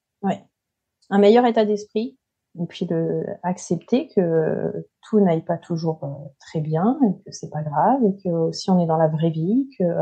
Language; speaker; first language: French; native; French